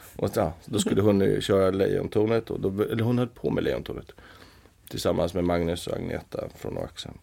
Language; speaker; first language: Swedish; native; Swedish